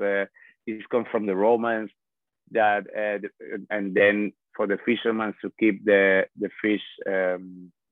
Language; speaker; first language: English; non-native, fluent; Spanish